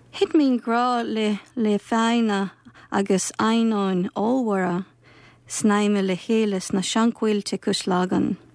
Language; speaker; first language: Irish; non-native, fluent; Ukrainian